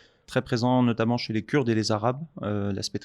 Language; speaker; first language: French; native; French